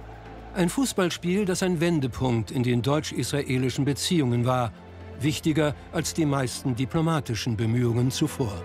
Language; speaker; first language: German; native; German